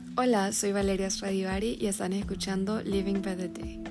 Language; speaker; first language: Spanish; early bilingual, heritage; Spanish